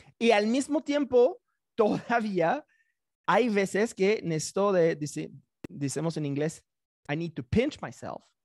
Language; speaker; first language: Spanish; non-native, fluent; French